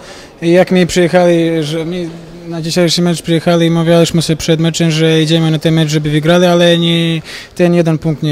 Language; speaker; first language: Polish; non-native, fluent; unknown